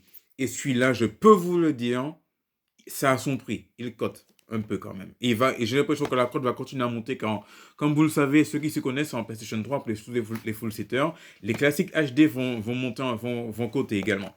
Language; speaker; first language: French; native; French